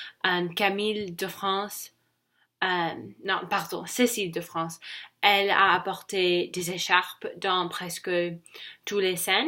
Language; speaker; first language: French; non-native, learner; English